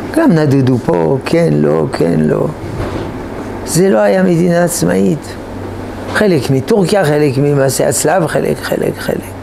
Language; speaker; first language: Hebrew; non-native, fluent; French